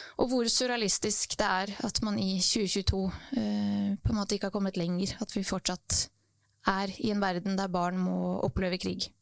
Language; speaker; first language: Norwegian; early bilingual, other home language; Bosnian